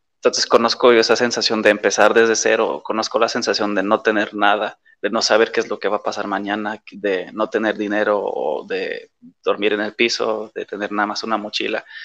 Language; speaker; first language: Spanish; non-native, fluent; Polish